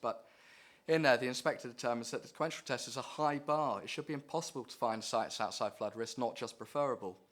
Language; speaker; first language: English; native; English